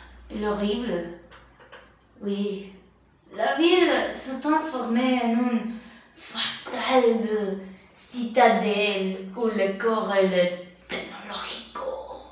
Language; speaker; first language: French; non-native, learner; Spanish